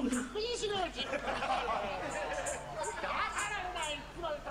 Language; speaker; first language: Japanese; native; Japanese